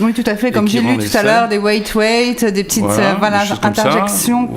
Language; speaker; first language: French; native; French